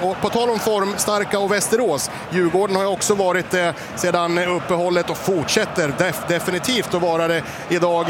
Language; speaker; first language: Swedish; native; Swedish